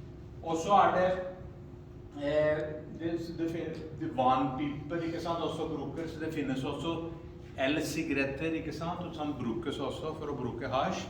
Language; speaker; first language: Norwegian; non-native, fluent; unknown